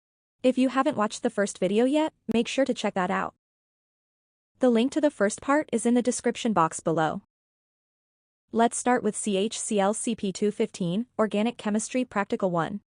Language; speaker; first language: English; non-native, local second language; Malayalam